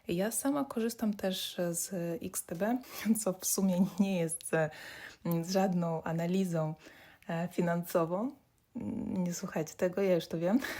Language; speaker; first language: Polish; non-native, fluent; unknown